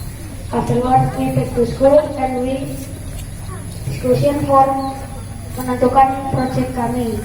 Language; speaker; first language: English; non-native, learner; Indonesian